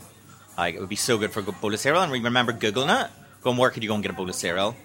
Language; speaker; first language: English; native; English